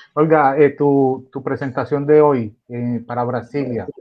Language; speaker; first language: Spanish; non-native, learner; Portuguese